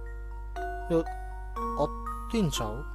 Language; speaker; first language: Japanese; native; Japanese